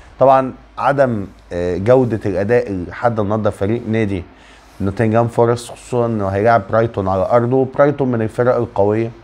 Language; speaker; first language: Arabic; native; Arabic